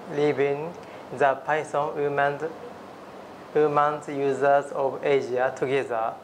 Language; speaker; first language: English; non-native, learner; Japanese